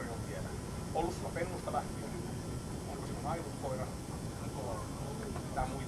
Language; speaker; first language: Finnish; native; Finnish